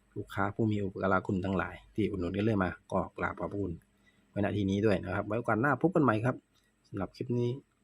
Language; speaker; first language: Thai; non-native, local second language; Northeastern Thai